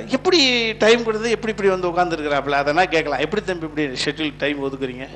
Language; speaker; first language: Tamil; native; Tamil